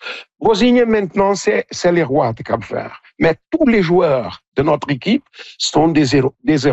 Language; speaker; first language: French; non-native, local second language; Portuguese